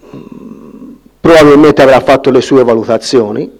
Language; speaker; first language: Italian; native; Italian